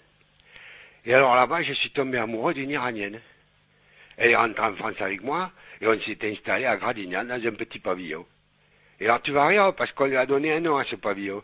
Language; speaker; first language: French; native; French